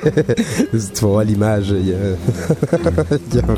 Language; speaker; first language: French; native; French